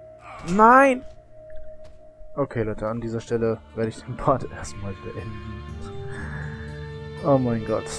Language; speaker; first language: German; native; German